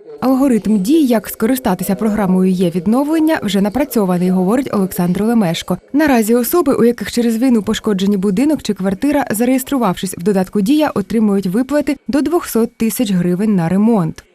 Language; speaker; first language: Ukrainian; native; Ukrainian